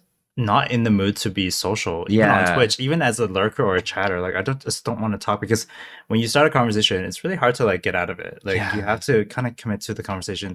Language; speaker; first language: English; non-native, local second language; Cantonese